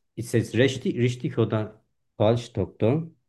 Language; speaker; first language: German; non-native, fluent; Turkish